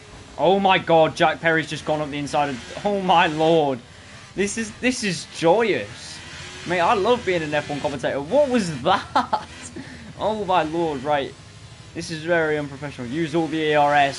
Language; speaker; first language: English; native; English